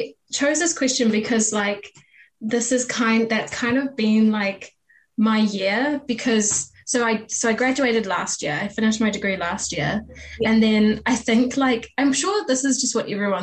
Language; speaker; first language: English; native; English